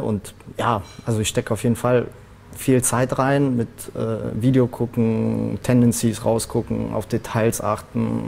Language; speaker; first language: German; native; German